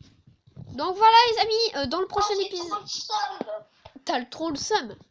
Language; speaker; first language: French; native; French